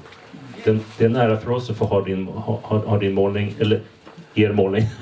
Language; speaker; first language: Swedish; native; Swedish